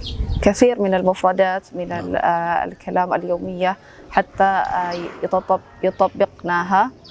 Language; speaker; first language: Arabic; non-native, fluent; Indonesian